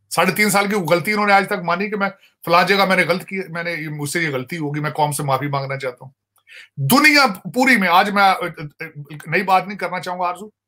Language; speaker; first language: Urdu; non-native, local second language; Punjabi